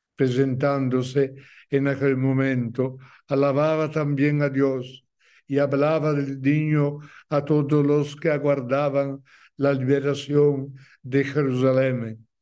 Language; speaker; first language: Spanish; non-native, fluent; Italian